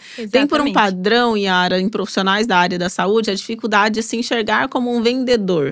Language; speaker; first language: Portuguese; native; Portuguese